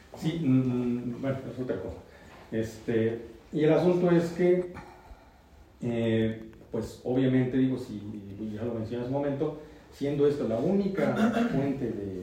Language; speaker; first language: Spanish; native; Spanish